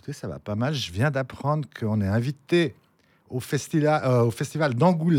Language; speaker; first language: French; native; French